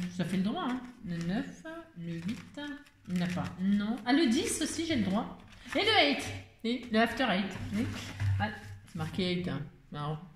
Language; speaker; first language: French; native; French